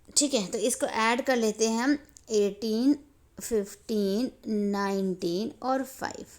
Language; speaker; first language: Hindi; native; Hindi